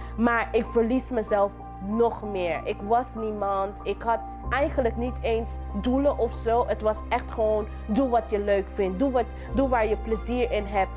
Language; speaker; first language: Dutch; non-native, local second language; English